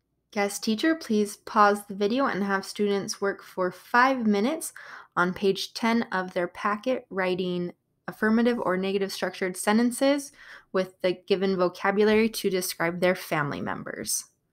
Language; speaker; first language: English; native; English